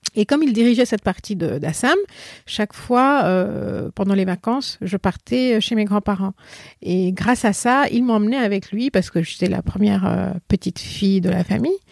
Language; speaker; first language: French; non-native, fluent; Assamese